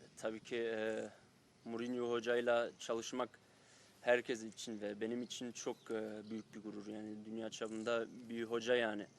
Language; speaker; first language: Turkish; early bilingual, heritage; Turkish